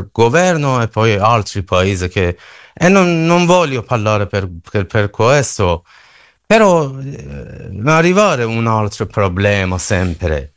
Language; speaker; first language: Italian; non-native, learner; Persian